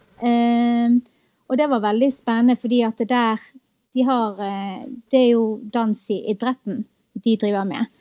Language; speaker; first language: Norwegian; native; Norwegian